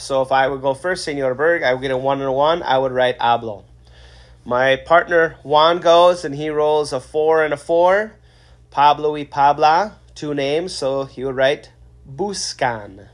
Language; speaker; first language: English; native; English